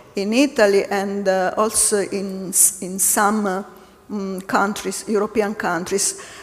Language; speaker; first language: English; non-native, fluent; Italian